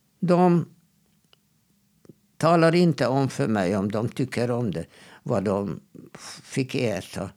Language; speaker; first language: Swedish; non-native, fluent; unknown